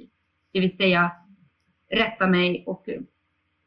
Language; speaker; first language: Swedish; early bilingual, other home language; Bosnian